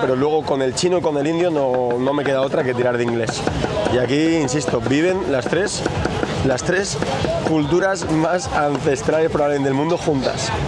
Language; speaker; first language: Spanish; native; Spanish